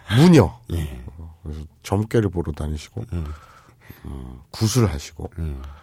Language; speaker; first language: Korean; native; Korean